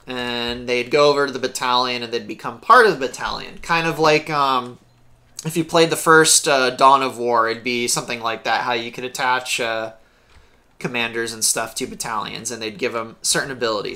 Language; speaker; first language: English; native; English